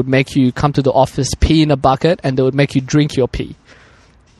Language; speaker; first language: English; early bilingual, other home language; Arabic